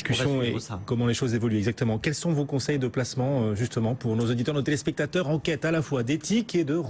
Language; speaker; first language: French; native; French